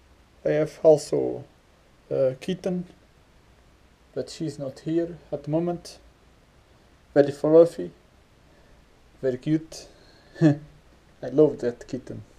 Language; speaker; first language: English; non-native, learner; Portuguese